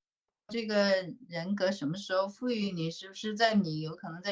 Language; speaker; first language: Chinese; native; Chinese